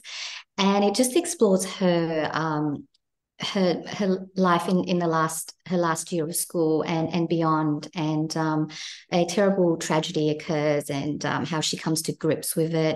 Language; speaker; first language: English; native; English